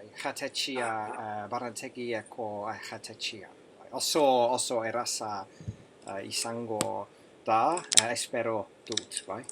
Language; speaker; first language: Basque; non-native, learner; English